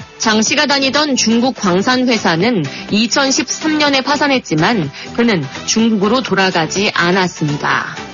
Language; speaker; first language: Korean; native; Korean